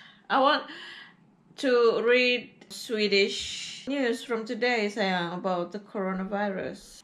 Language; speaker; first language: English; non-native, learner; Indonesian